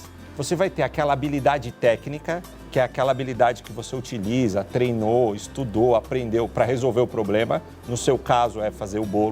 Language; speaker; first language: Portuguese; native; Portuguese